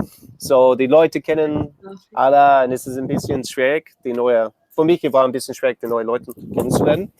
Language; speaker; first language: German; non-native, learner; English